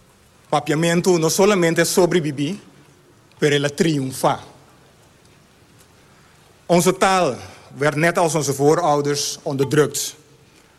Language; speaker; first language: Dutch; non-native, fluent; Papiamento